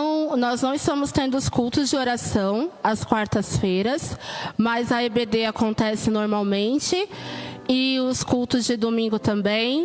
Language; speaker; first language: Portuguese; native; Portuguese